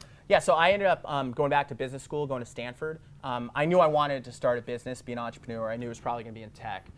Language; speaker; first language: English; native; English